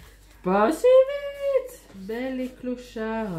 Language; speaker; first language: French; native; French